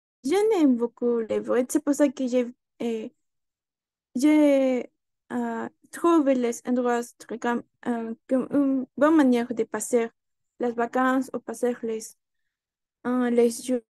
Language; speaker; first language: French; non-native, learner; Spanish